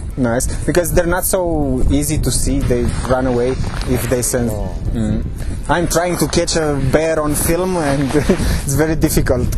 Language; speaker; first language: English; non-native, fluent; Romanian